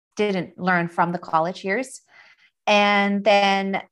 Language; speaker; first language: English; non-native, fluent; Finnish